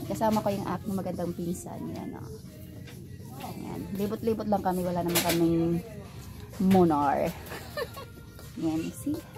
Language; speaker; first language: Filipino; non-native, local second language; Waray